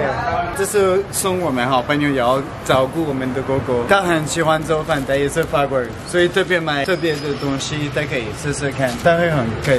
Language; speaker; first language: Chinese; non-native, learner; French